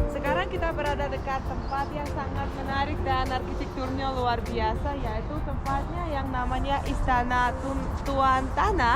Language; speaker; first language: Indonesian; non-native, fluent; Russian